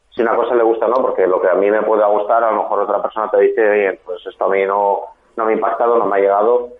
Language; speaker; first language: Spanish; native; Spanish